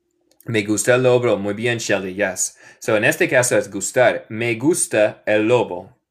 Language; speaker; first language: Spanish; non-native, fluent; English